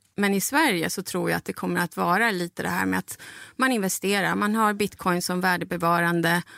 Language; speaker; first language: Swedish; non-native, fluent; Spanish